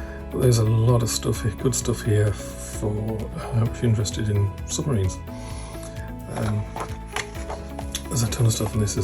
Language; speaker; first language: English; native; English